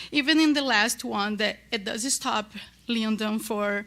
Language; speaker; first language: English; non-native, learner; Portuguese